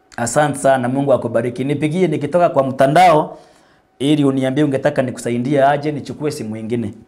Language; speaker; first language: Swahili; non-native, local second language; Meru